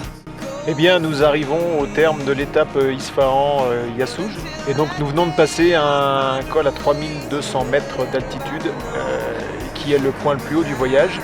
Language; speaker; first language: French; native; French